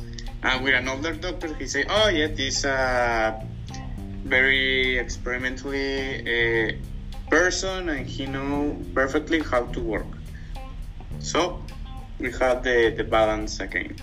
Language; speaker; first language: English; non-native, learner; Spanish